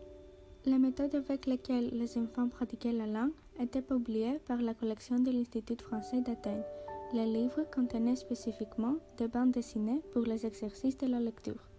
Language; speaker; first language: French; non-native, fluent; Greek